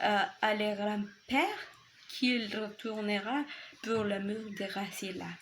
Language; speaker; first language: French; non-native, learner; Spanish